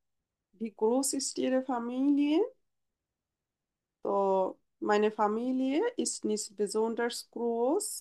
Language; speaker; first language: German; non-native, fluent; Bangla